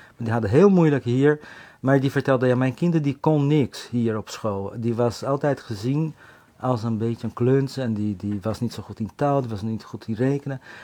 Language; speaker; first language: Dutch; non-native, fluent; Portuguese